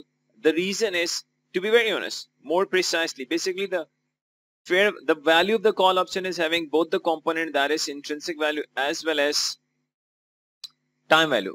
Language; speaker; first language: English; non-native, local second language; Urdu